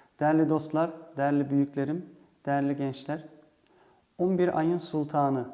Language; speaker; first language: Turkish; early bilingual, heritage; Turkish